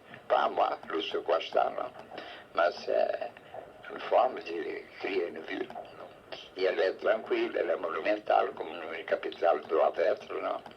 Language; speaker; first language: French; non-native, fluent; Portuguese